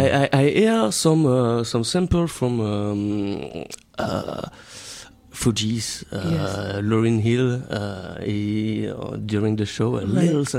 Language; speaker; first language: English; non-native, learner; French